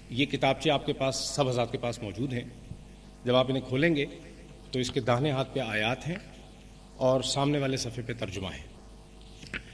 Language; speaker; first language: Urdu; native; Urdu